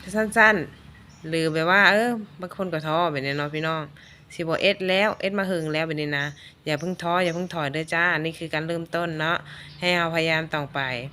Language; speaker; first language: Thai; native; Thai